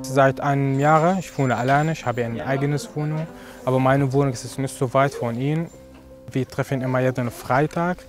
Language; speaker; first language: German; non-native, learner; Arabic